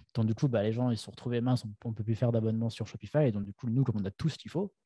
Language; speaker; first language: French; native; French